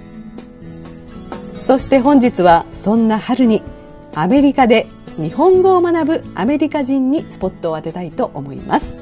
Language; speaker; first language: Japanese; native; Japanese